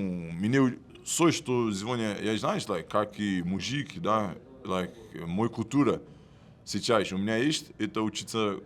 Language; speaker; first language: Russian; non-native, learner; Portuguese